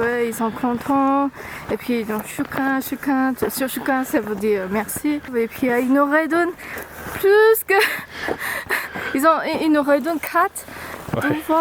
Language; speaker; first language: French; non-native, learner; Chinese